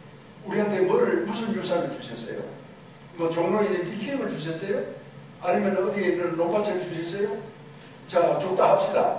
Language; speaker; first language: Korean; native; Korean